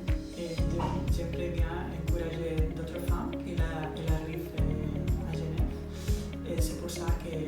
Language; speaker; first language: French; non-native, fluent; Spanish